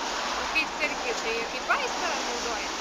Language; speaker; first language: Lithuanian; native; Lithuanian